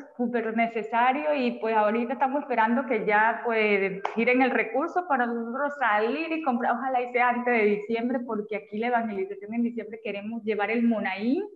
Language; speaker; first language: Spanish; native; Spanish